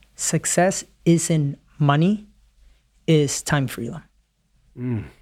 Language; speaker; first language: English; early bilingual, other home language; Spanish